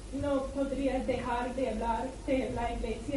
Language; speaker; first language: Spanish; non-native, learner; English